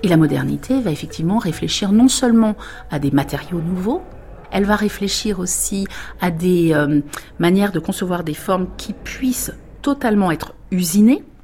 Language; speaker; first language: French; native; French